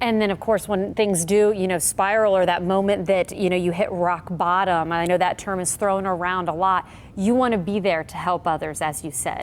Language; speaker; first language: English; native; English